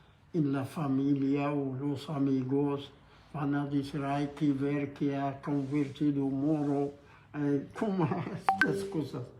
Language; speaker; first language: Portuguese; non-native, learner; Arabic